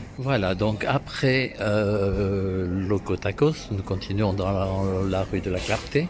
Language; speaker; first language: French; native; French